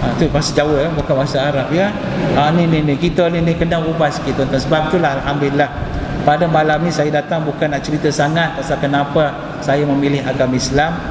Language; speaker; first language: Malay; non-native, local second language; Tamil